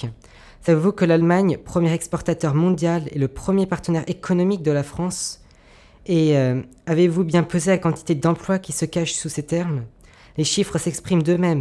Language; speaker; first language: French; native; French